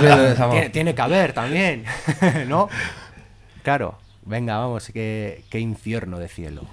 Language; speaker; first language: Spanish; native; Spanish